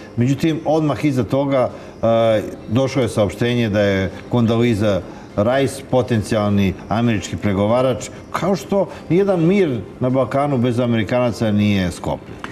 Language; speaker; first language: Serbian; native; Serbian